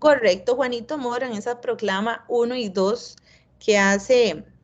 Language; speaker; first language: Spanish; native; Spanish